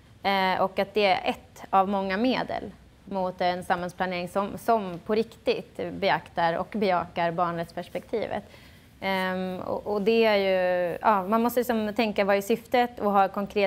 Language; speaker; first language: Swedish; native; Swedish